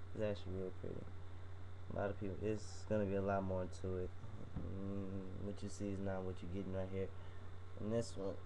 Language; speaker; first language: English; native; English